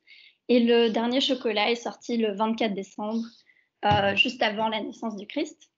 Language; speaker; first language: French; native; French